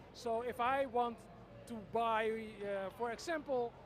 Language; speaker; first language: English; non-native, fluent; Dutch